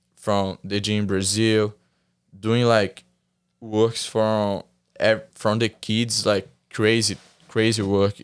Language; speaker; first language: English; non-native, learner; Portuguese